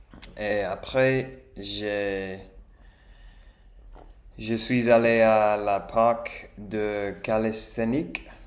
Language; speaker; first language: French; non-native, learner; English